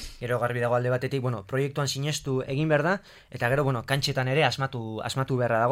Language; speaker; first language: Basque; native; Basque